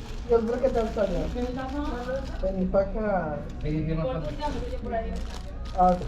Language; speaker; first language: Spanish; native; Spanish